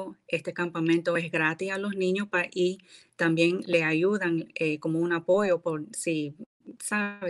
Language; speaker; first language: Spanish; early bilingual, heritage; English